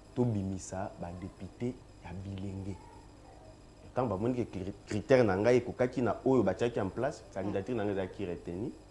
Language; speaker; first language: Lingala; non-native, local second language; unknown